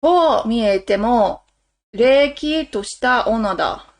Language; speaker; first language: Japanese; non-native, learner; English